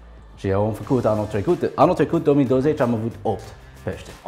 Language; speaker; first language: Romanian; non-native, learner; English